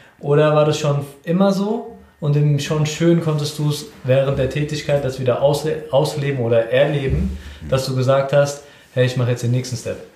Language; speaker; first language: German; native; German